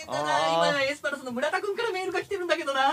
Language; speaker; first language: Japanese; native; Japanese